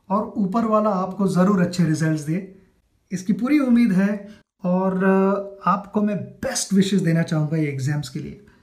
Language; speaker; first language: Hindi; non-native, local second language; Marathi